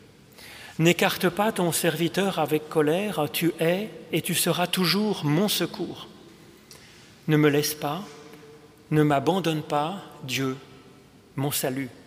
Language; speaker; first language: French; native; French